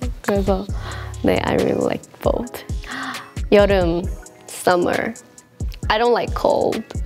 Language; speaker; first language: English; non-native, fluent; Thai